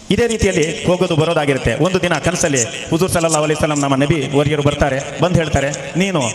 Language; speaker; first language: Kannada; non-native, local second language; Malayalam